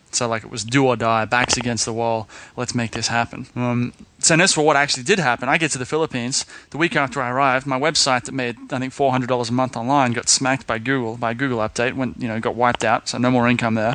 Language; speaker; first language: English; native; English